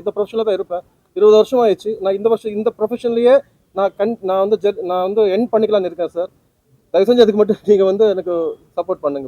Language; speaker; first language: Tamil; non-native, fluent; Telugu